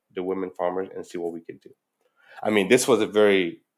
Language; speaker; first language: English; non-native, fluent; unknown